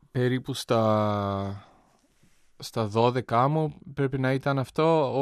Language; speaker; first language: Greek; non-native, fluent; English